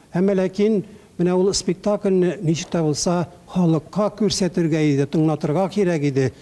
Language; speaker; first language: Tatar; native; Tatar